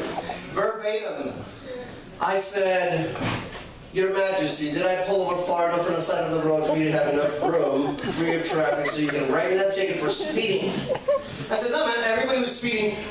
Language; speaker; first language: English; native; English